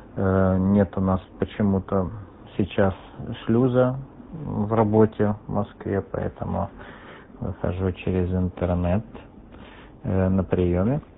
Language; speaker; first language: Russian; native; Russian